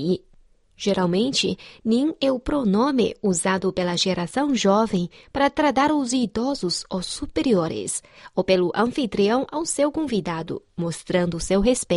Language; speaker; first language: Portuguese; non-native, fluent; Chinese